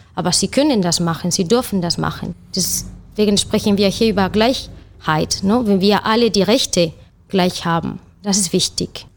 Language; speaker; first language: German; non-native, fluent; Spanish